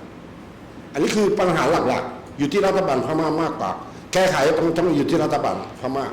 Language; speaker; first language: Thai; early bilingual, other home language; Rohingya